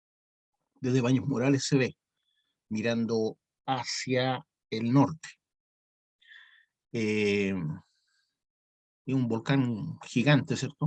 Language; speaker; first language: Spanish; native; Spanish